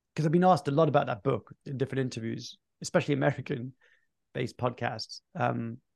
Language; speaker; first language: English; early bilingual, other home language; French